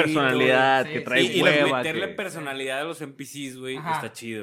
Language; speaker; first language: Spanish; native; Spanish